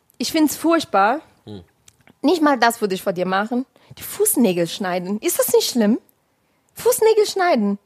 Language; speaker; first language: German; non-native, fluent; Portuguese